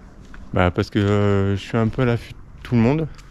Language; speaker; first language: French; native; French